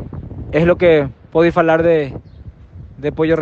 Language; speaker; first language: Portuguese; non-native, learner; Spanish